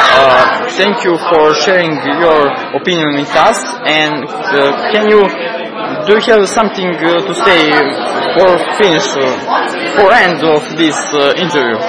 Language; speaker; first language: English; non-native, learner; Serbian